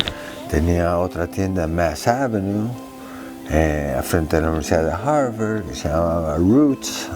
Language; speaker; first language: Spanish; early bilingual, heritage; Spanish